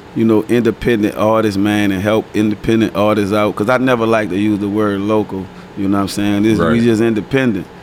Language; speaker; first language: English; native; English